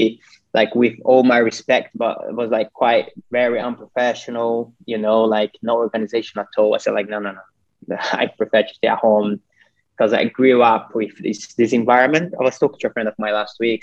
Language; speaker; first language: English; non-native, fluent; Portuguese